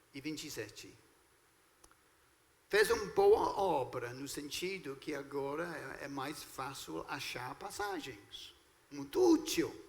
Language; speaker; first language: Portuguese; non-native, fluent; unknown